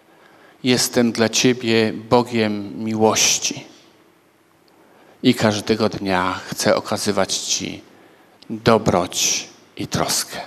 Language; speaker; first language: Polish; native; Polish